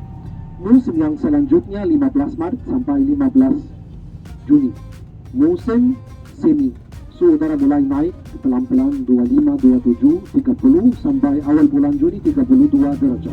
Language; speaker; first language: Indonesian; non-native, fluent; Arabic